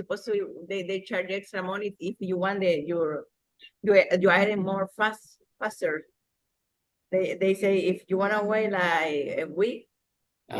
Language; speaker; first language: English; non-native, learner; Spanish